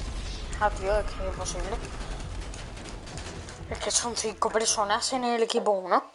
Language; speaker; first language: Spanish; native; Spanish